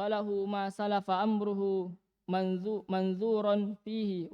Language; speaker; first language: Arabic; non-native, learner; Indonesian